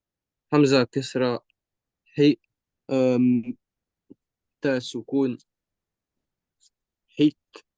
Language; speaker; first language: Arabic; non-native, learner; Estonian